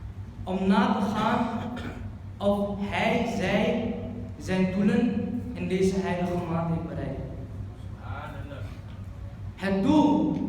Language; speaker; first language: Dutch; early bilingual, other home language; Urdu